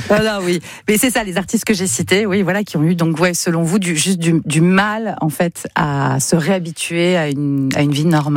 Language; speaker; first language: French; native; French